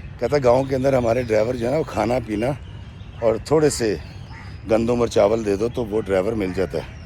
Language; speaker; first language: Urdu; non-native, local second language; Punjabi